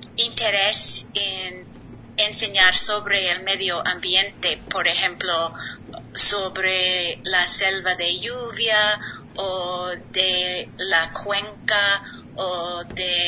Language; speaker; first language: Spanish; non-native, learner; English